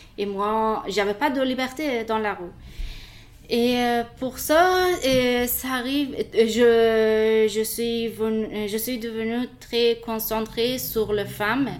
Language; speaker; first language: French; non-native, learner; Persian